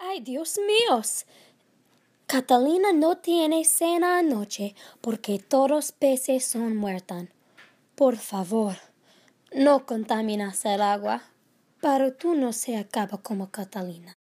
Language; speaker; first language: Spanish; non-native, learner; English